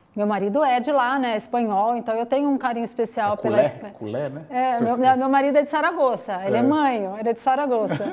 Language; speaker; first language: Portuguese; native; Portuguese